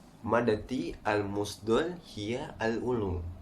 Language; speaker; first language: Arabic; non-native, learner; Malay